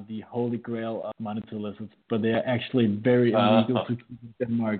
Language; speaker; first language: English; non-native, fluent; Danish